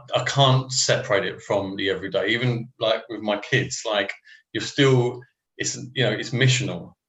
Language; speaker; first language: English; native; English